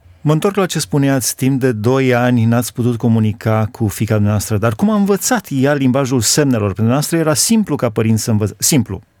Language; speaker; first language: Romanian; native; Romanian